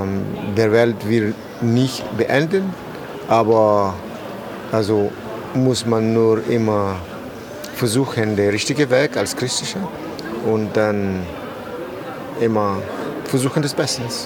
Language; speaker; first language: German; non-native, learner; Spanish